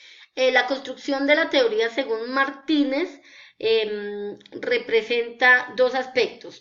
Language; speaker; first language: Spanish; native; Spanish